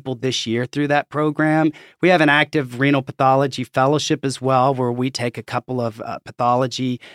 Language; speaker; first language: English; native; English